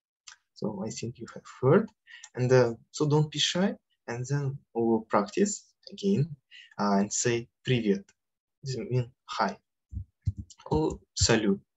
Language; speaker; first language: English; non-native, fluent; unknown